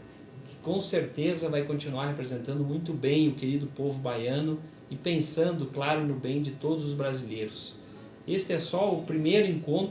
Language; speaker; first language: Portuguese; native; Portuguese